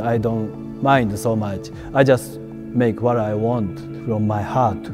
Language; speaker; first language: English; non-native, learner; Japanese